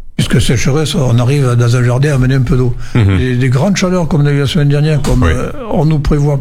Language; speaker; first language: French; native; French